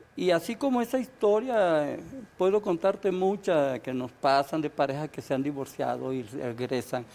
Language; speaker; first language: Spanish; native; Spanish